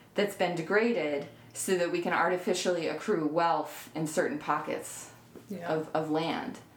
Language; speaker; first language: English; native; English